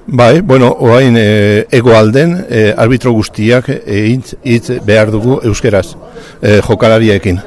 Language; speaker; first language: Basque; non-native, learner; Spanish